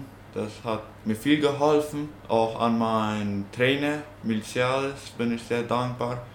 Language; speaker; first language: German; non-native, local second language; Plautdietsch